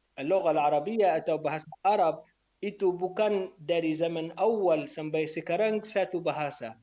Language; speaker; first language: Indonesian; non-native, learner; Arabic